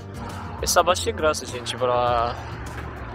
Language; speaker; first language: Portuguese; non-native, fluent; Arabic